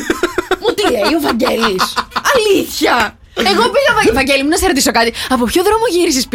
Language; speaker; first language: Greek; native; Greek